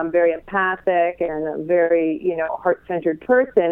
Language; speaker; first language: English; native; English